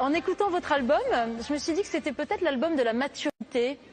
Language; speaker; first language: French; native; French